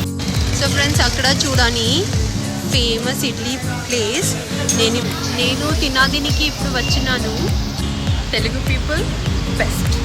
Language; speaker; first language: Telugu; non-native, local second language; Kannada